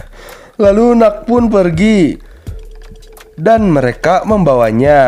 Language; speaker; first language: Indonesian; native; Indonesian